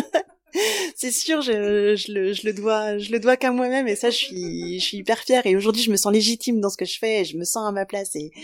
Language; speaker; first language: French; native; French